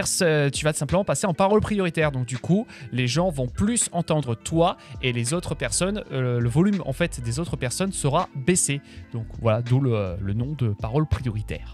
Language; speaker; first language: French; native; French